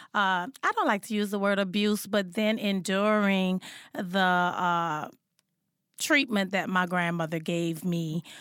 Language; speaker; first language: English; native; English